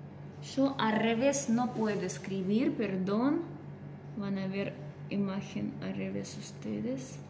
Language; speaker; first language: Spanish; non-native, fluent; Russian